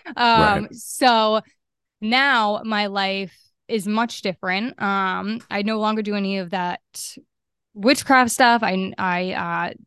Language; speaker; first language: English; native; English